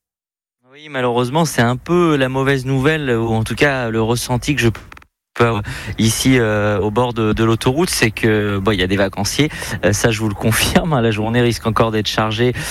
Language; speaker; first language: French; native; French